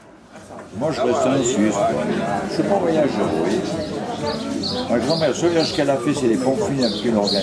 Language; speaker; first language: French; native; French